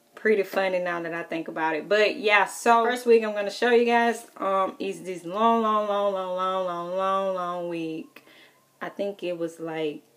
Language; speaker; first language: English; native; English